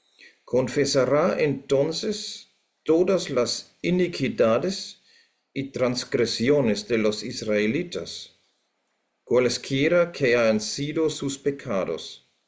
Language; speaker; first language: Spanish; non-native, fluent; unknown